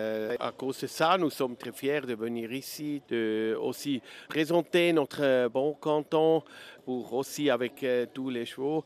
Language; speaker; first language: French; non-native, learner; German